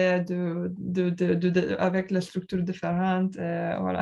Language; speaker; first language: French; non-native, learner; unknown